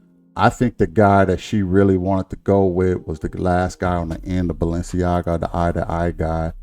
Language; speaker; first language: English; native; English